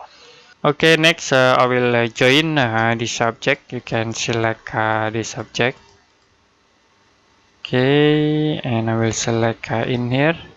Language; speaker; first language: English; non-native, learner; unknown